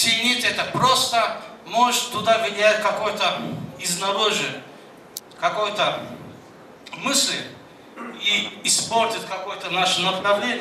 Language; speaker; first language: Russian; non-native, fluent; Azerbaijani